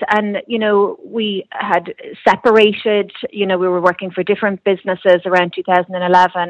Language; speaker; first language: English; native; English